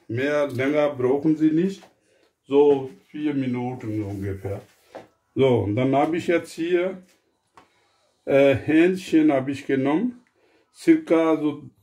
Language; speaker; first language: German; non-native, learner; Urdu